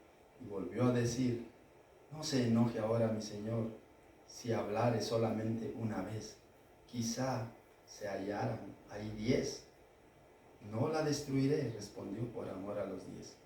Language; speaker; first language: Spanish; native; Spanish